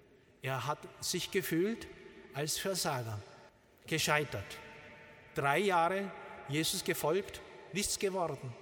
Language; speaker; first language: German; non-native, learner; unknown